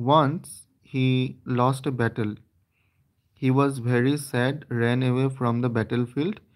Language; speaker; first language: English; non-native, local second language; Assamese